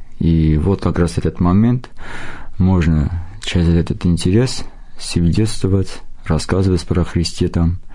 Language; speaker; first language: Russian; non-native, local second language; Armenian